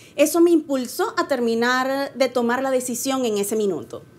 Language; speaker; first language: Spanish; native; Spanish